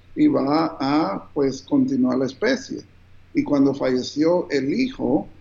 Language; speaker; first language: Spanish; early bilingual, heritage; Spanish